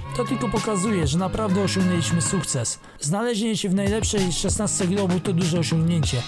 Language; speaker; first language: Polish; native; Polish